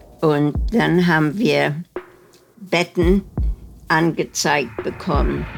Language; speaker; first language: German; non-native, fluent; Dutch